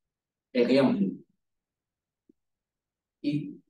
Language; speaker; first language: French; non-native, learner; Spanish